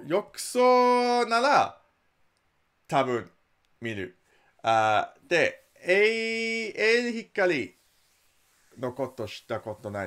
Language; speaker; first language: Japanese; non-native, learner; English